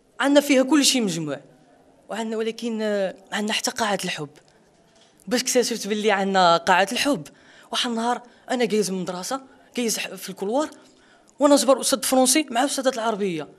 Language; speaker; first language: Arabic; non-native, local second language; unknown